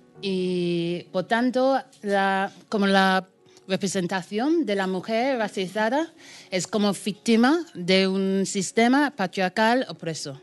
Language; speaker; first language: Spanish; non-native, fluent; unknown